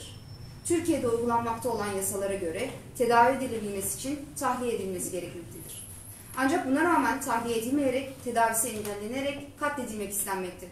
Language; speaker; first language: Turkish; native; Turkish